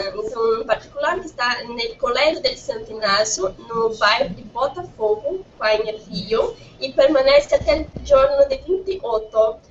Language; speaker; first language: Italian; non-native, learner; Portuguese